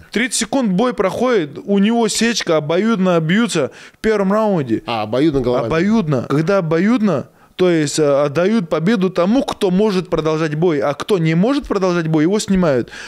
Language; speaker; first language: Russian; native; Russian